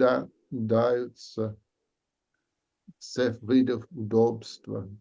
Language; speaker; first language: Russian; non-native, learner; English